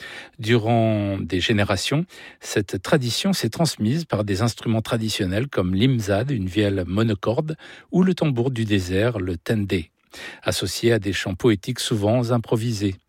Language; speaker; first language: French; native; French